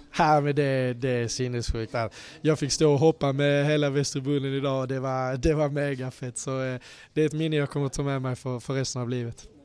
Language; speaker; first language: Swedish; native; Swedish